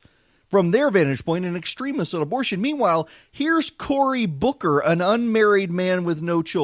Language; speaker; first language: English; native; English